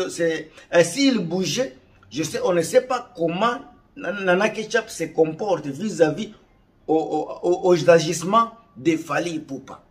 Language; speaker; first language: French; non-native, local second language; Lingala